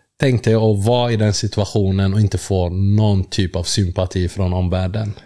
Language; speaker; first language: Swedish; early bilingual, other home language; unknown